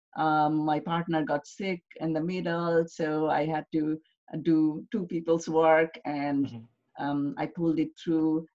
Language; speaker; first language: English; non-native, local second language; Bangla